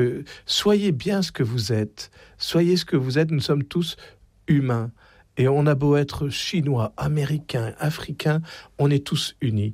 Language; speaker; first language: French; native; French